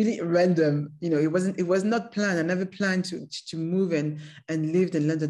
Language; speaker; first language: English; non-native, fluent; French